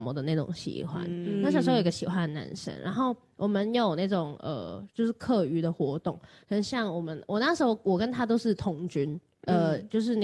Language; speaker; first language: Chinese; native; Chinese